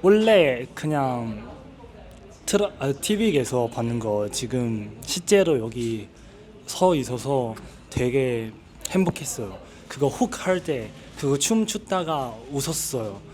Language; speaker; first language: Korean; non-native, learner; Chinese